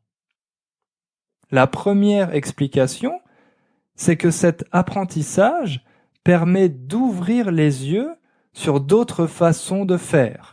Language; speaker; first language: French; native; French